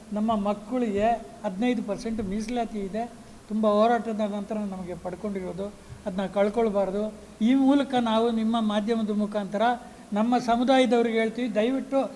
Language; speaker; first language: Kannada; non-native, local second language; Tamil